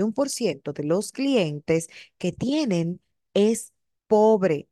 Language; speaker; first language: Spanish; native; Spanish